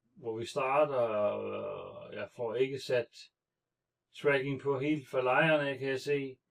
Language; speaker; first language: Danish; native; Danish